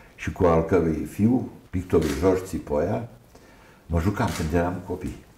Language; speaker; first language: Romanian; native; Romanian